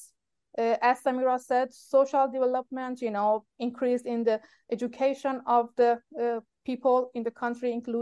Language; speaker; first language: English; non-native, fluent; Persian